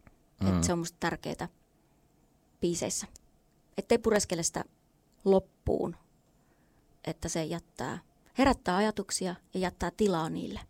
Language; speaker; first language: Finnish; native; Finnish